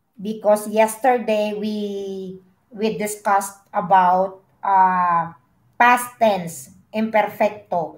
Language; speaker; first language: English; non-native, local second language; Filipino